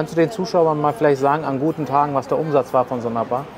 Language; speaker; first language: German; native; German